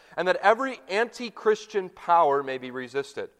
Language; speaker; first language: English; native; English